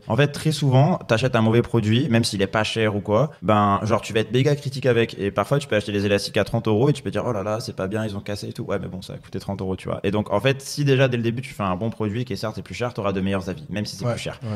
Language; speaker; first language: French; native; French